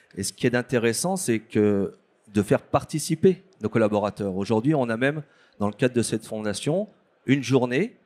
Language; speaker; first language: French; native; French